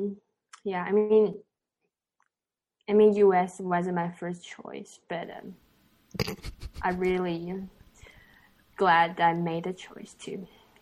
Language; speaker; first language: English; non-native, fluent; Chinese